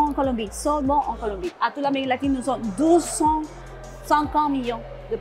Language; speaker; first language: French; non-native, learner; Spanish